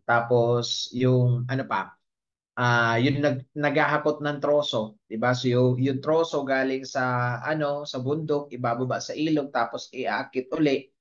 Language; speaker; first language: Filipino; non-native, local second language; Bikol